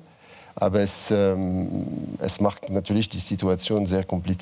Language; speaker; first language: German; non-native, fluent; French